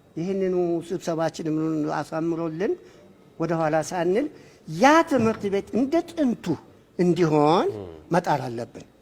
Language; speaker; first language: Amharic; non-native, local second language; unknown